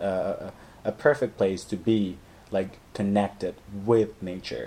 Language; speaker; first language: English; non-native, fluent; Spanish